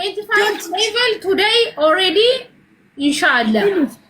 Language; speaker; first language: English; non-native, learner; Amharic